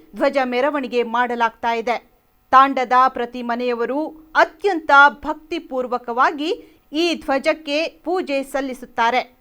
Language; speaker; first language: Kannada; native; Kannada